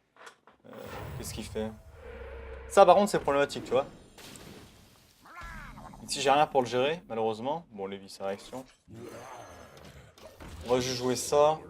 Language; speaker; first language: French; native; French